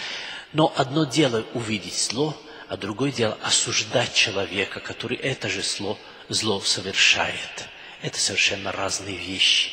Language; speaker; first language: Russian; non-native, fluent; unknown